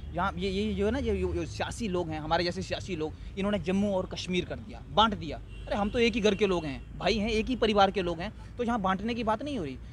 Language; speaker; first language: Hindi; native; Hindi